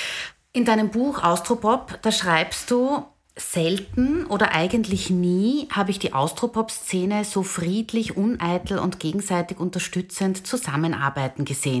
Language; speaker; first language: German; native; German